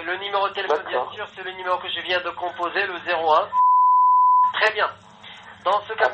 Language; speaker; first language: French; native; French